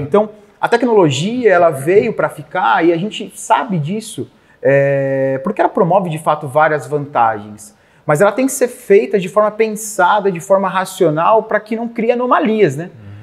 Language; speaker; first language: Portuguese; native; Portuguese